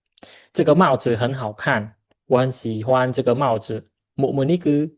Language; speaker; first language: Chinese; non-native, fluent; Khmer